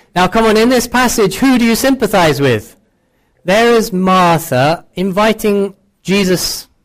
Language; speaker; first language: English; native; English